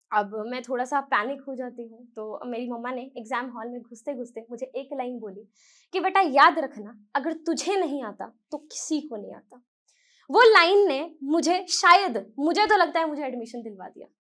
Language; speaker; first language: Hindi; native; Hindi